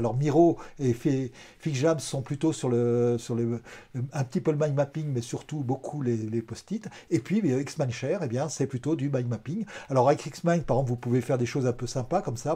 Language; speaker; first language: French; native; French